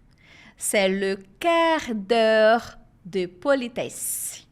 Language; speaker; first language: French; non-native, fluent; Portuguese